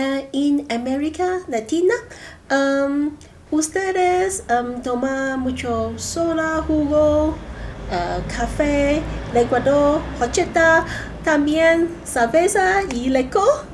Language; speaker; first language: Spanish; non-native, learner; Cantonese